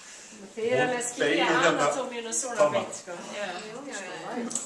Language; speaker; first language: Icelandic; native; Icelandic